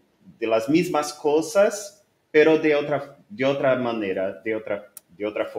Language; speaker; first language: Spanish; non-native, learner; Portuguese